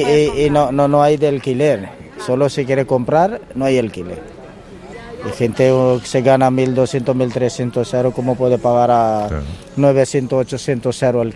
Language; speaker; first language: Spanish; non-native, learner; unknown